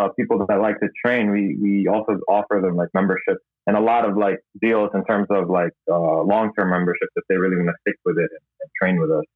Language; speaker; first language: English; non-native, local second language; Cebuano